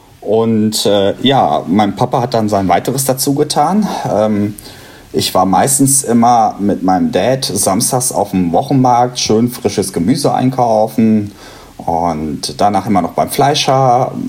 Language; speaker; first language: German; native; German